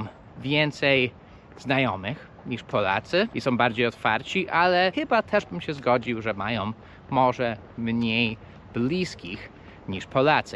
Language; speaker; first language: Polish; non-native, fluent; English